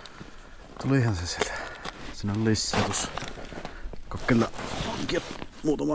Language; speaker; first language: Finnish; native; Finnish